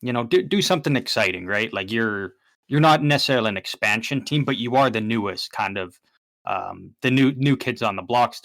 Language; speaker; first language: English; native; English